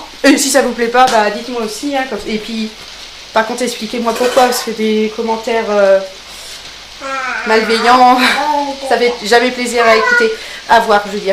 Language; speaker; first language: French; native; French